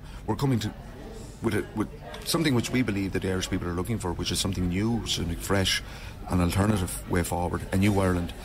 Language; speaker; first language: English; native; English